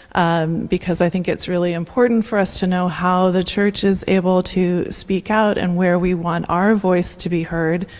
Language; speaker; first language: English; native; English